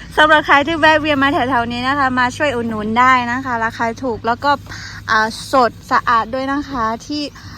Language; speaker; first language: Thai; non-native, local second language; Karen languages